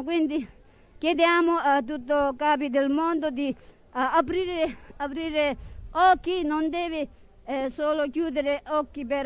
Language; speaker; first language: Italian; non-native, fluent; Tibetan